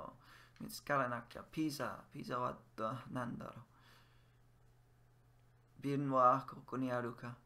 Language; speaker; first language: Japanese; non-native, learner; English